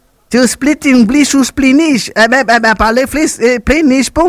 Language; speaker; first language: French; native; French